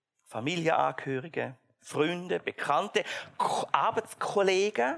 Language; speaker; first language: German; native; German